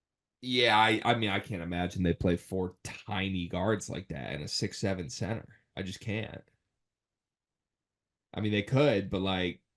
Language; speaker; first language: English; native; English